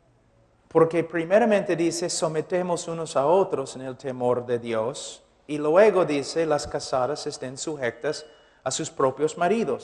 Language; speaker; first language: Spanish; non-native, fluent; English